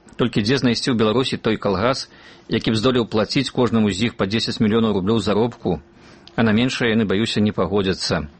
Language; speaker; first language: Belarusian; native; Belarusian